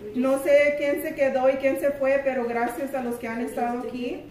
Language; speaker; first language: Spanish; early bilingual, heritage; Spanish